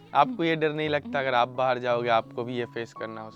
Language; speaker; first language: Hindi; native; Hindi